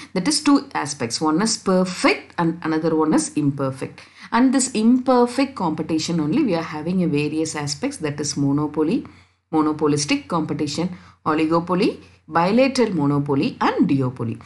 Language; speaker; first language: English; non-native, local second language; Tamil